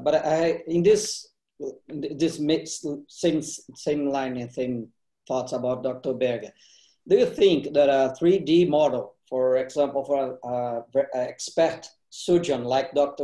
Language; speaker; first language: English; non-native, fluent; Portuguese